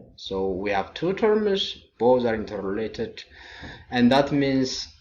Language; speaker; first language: English; non-native, local second language; Amharic